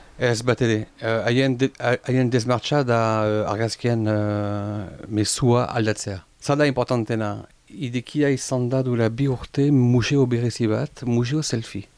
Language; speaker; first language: Basque; non-native, local second language; French